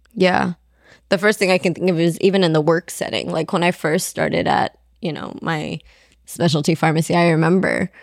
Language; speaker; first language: English; non-native, fluent; Amharic